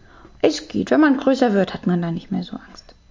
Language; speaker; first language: German; native; German